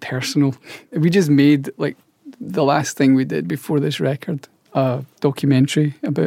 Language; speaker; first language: English; native; English